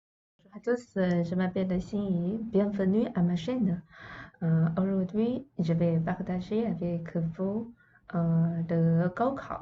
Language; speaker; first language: French; non-native, fluent; Chinese